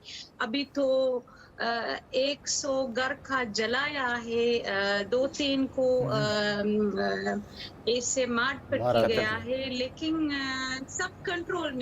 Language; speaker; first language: Hindi; non-native, learner; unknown